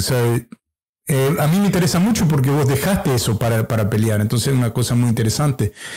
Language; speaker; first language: Spanish; early bilingual, heritage; Spanish